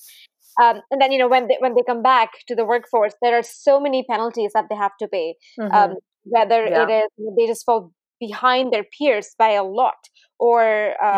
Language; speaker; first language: English; non-native, local second language; Hindi